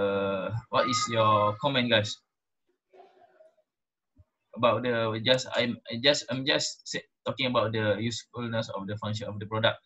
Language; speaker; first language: English; non-native, local second language; Malay